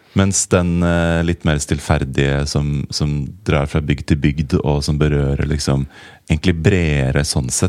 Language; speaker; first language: Norwegian; native; Norwegian